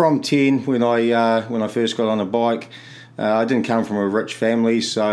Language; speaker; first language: English; native; English